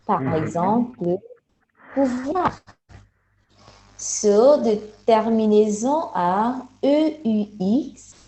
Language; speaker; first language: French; non-native, fluent; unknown